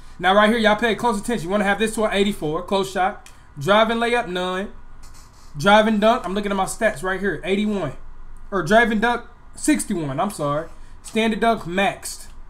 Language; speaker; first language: English; native; English